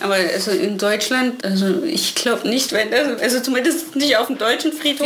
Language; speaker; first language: German; native; German